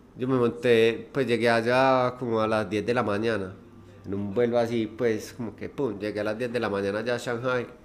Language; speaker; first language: Spanish; native; Spanish